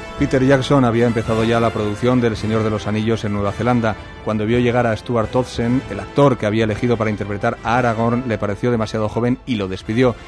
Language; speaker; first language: Spanish; native; Spanish